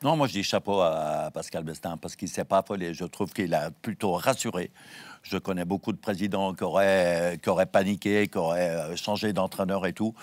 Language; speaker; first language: French; native; French